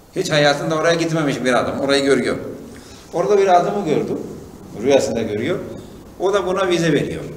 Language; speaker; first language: Turkish; non-native, fluent; Urdu